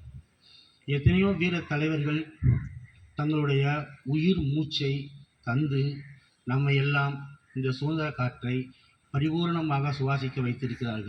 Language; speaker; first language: Tamil; native; Tamil